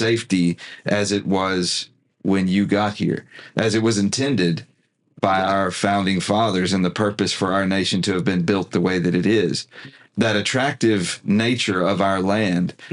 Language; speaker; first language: English; native; English